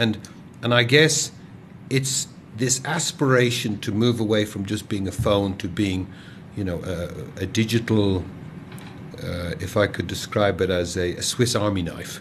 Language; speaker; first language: English; native; English